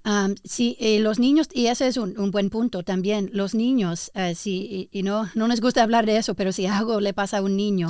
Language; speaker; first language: Spanish; early bilingual, heritage; English